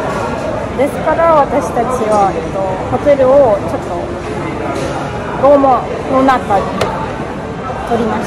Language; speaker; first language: Japanese; non-native, fluent; German